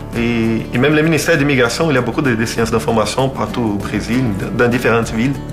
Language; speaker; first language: French; non-native, fluent; Portuguese